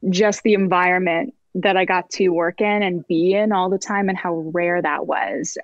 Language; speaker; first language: English; native; English